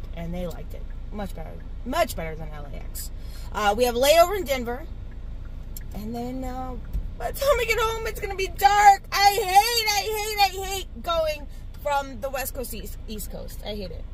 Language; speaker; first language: English; native; English